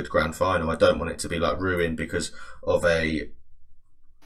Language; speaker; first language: English; native; English